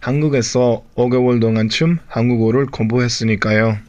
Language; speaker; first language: Korean; non-native, learner; Spanish